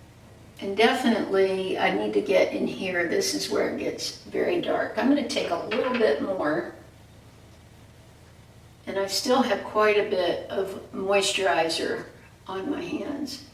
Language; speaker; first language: English; native; English